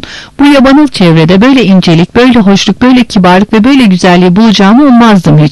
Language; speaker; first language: Turkish; native; Turkish